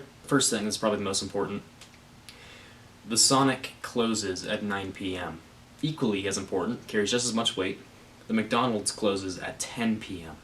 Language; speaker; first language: English; native; English